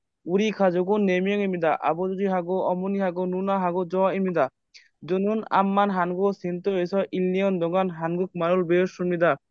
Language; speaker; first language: Korean; non-native, learner; Bangla